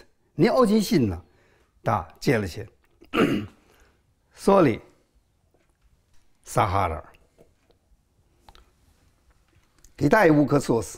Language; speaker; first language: Russian; non-native, learner; Chinese